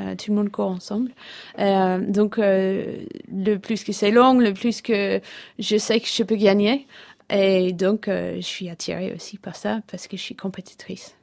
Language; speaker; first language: French; non-native, fluent; English